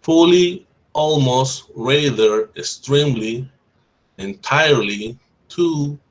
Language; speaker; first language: English; non-native, fluent; Spanish